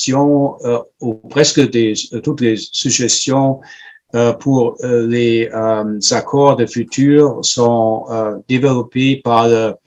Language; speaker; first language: French; non-native, fluent; German